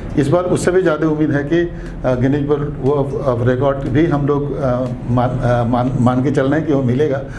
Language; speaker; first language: Hindi; native; Hindi